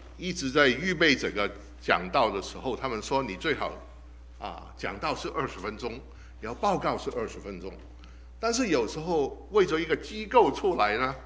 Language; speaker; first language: Chinese; non-native, local second language; Cantonese